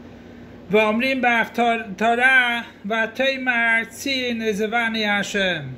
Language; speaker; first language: Hebrew; non-native, fluent; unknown